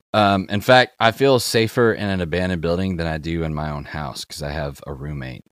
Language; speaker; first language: English; native; English